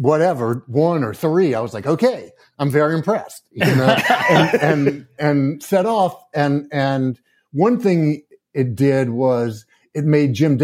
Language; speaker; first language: English; native; English